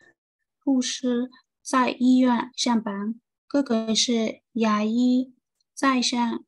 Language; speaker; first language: Chinese; non-native, learner; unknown